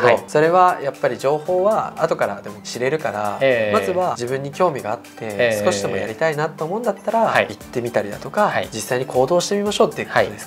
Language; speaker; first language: Japanese; native; Japanese